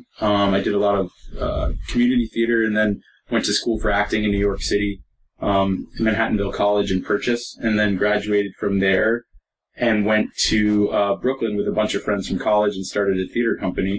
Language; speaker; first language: English; native; English